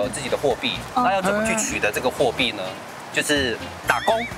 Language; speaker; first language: Chinese; native; Chinese